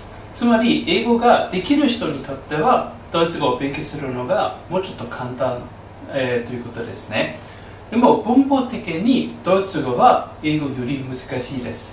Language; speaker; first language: Japanese; non-native, fluent; German